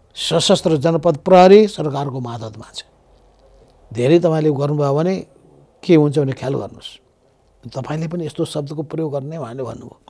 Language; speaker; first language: Nepali; native; Nepali